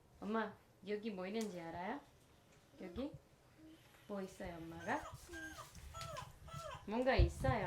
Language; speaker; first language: Korean; non-native, learner; Greek